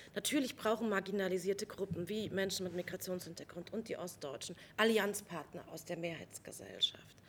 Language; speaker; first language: German; native; German